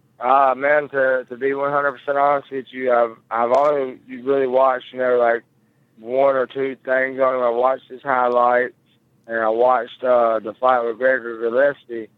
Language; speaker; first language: English; native; English